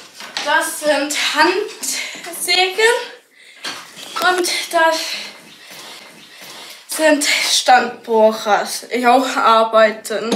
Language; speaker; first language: German; non-native, learner; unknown